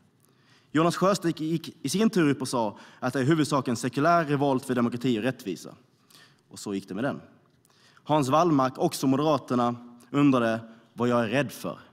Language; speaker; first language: Swedish; native; Swedish